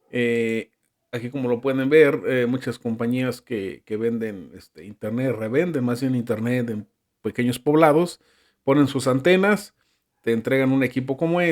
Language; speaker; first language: Spanish; native; Spanish